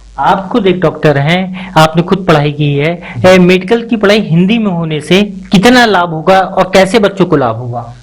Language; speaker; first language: Hindi; native; Hindi